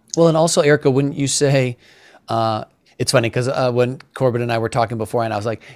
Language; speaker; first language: English; native; English